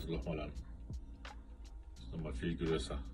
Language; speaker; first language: German; native; German